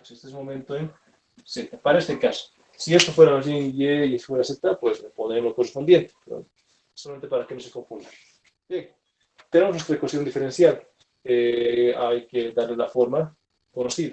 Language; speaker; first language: Spanish; native; Spanish